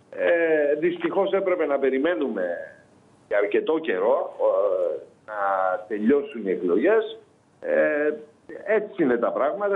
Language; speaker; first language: Greek; native; Greek